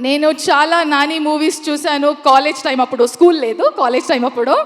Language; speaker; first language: Telugu; non-native, learner; Kannada